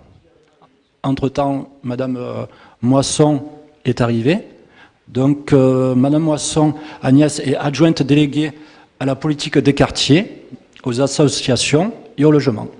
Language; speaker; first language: French; native; French